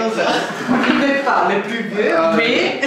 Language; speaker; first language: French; non-native, fluent; Italian